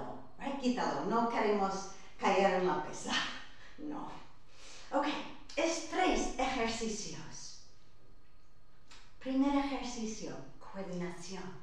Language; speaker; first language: Spanish; non-native, fluent; English